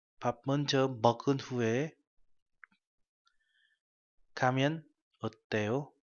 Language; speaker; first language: Korean; non-native, fluent; Vietnamese